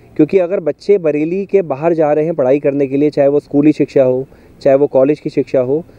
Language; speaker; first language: Hindi; native; Hindi